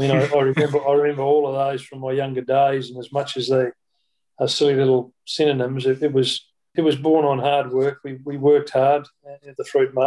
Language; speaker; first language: English; native; English